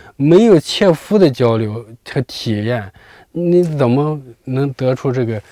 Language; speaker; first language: Chinese; native; Chinese